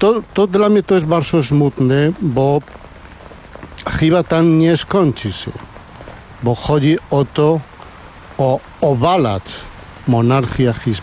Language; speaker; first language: Polish; non-native, learner; Spanish